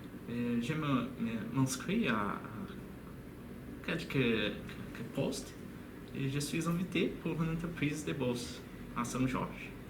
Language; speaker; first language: French; non-native, learner; Spanish